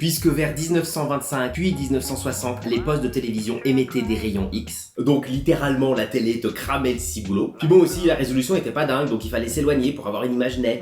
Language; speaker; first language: French; native; French